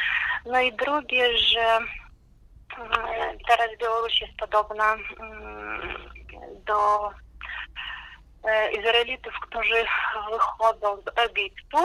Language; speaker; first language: Polish; non-native, fluent; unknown